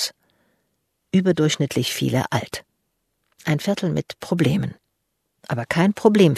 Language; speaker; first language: German; native; German